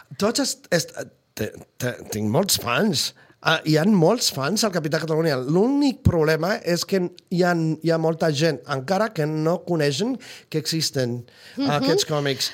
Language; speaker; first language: Catalan; non-native, fluent; Spanish